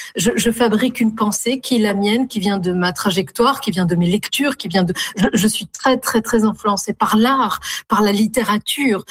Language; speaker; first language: French; non-native, local second language; Arabic